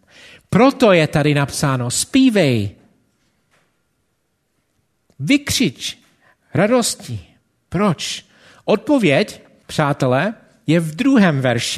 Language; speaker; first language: Czech; non-native, fluent; English